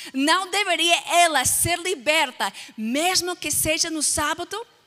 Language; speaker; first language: Portuguese; non-native, fluent; English